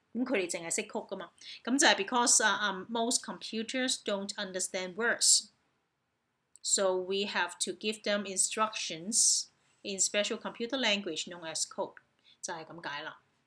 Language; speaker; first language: English; non-native, local second language; Cantonese